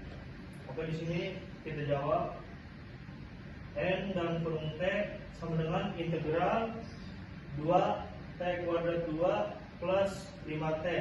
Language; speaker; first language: Indonesian; native; Indonesian